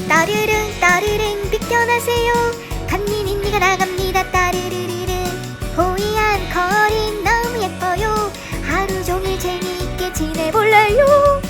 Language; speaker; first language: Korean; native; Korean